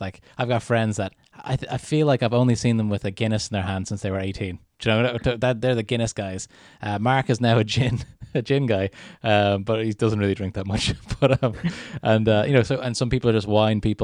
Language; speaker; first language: English; native; English